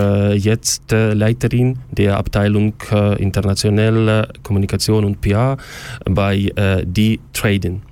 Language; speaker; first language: German; non-native, learner; Ukrainian